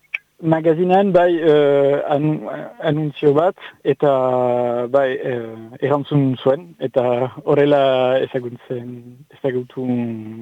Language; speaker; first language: Basque; non-native, local second language; French